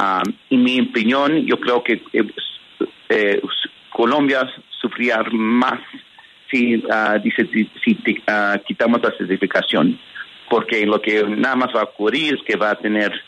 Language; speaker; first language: Spanish; early bilingual, heritage; Spanish